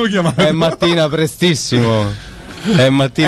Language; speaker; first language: Italian; native; Italian